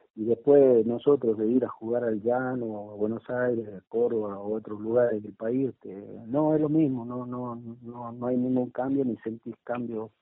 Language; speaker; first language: Spanish; native; Spanish